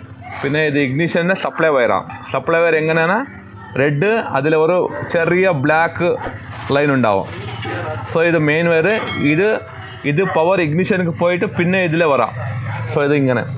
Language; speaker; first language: Malayalam; non-native, fluent; Tamil